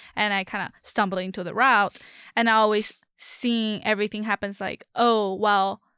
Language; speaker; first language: English; non-native, fluent; Chinese